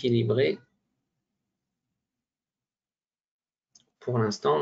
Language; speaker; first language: French; native; French